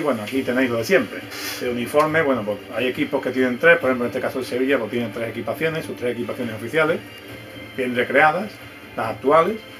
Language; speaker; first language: Spanish; native; Spanish